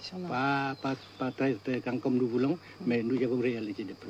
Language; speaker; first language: French; non-native, fluent; Vietnamese